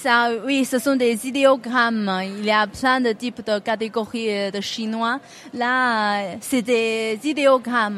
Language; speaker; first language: French; non-native, fluent; Chinese